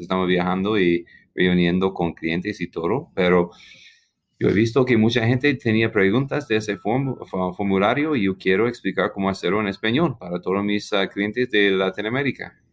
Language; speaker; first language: Spanish; non-native, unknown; English